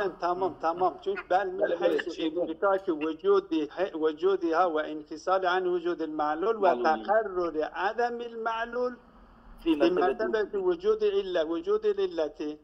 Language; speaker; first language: Turkish; native; Turkish